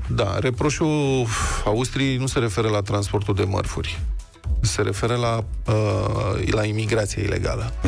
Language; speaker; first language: Romanian; native; Romanian